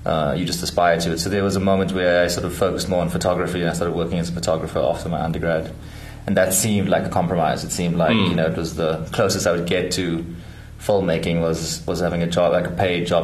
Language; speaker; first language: English; native; English